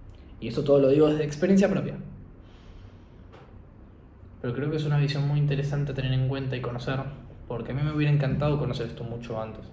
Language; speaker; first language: Spanish; native; Spanish